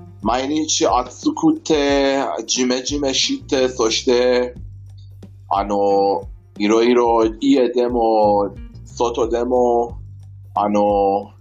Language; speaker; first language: Japanese; non-native, learner; Persian